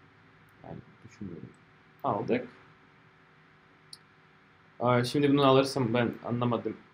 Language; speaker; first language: Turkish; non-native, fluent; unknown